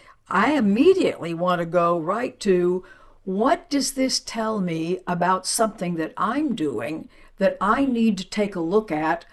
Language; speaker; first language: English; native; English